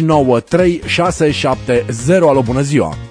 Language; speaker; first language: Romanian; native; Romanian